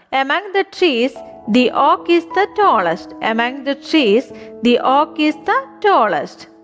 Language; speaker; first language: English; non-native, local second language; Malayalam